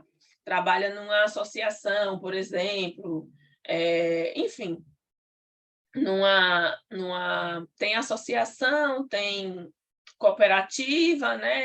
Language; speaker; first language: Portuguese; native; Portuguese